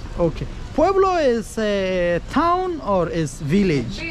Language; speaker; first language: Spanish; non-native, learner; English